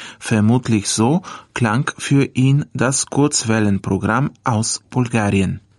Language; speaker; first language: German; non-native, fluent; Bulgarian